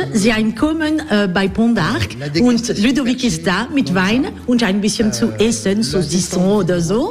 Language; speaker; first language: German; non-native, fluent; French